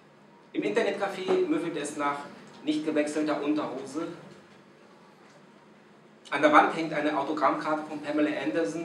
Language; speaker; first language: German; non-native, fluent; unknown